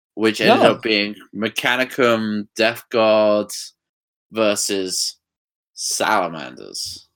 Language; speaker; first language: English; native; English